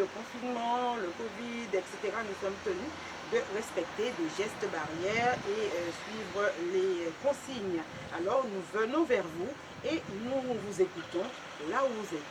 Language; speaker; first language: French; native; French